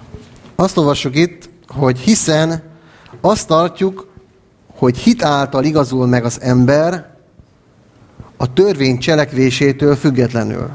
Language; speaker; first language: Hungarian; native; Hungarian